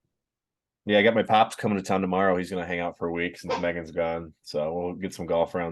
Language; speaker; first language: English; native; English